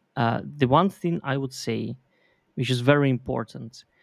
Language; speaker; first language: English; non-native, fluent; Belarusian